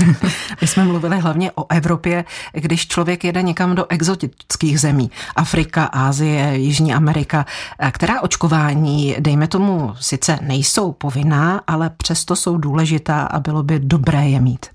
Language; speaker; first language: Czech; native; Czech